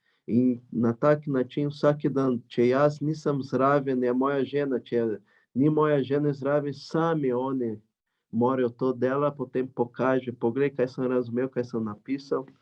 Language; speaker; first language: Slovenian; non-native, learner; Portuguese